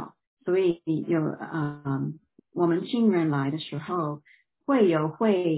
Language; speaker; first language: Chinese; non-native, fluent; English